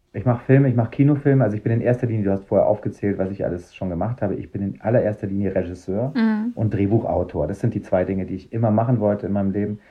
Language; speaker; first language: German; native; German